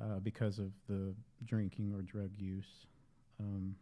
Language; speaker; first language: English; native; English